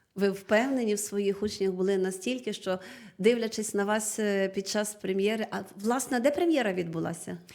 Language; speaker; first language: Ukrainian; native; Ukrainian